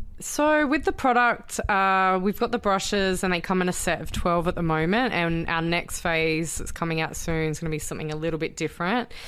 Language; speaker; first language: English; native; English